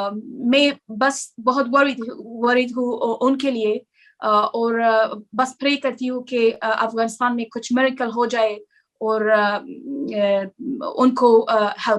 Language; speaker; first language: Hindi; non-native, learner; Persian